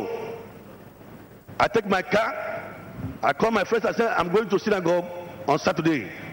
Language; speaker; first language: English; non-native, local second language; Igbo